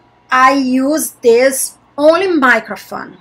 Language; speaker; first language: English; non-native, learner; Portuguese